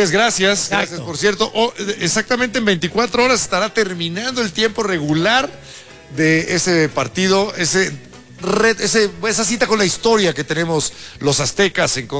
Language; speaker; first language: Spanish; native; Spanish